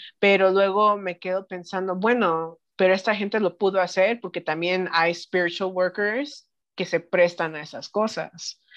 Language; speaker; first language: Spanish; early bilingual, heritage; Spanish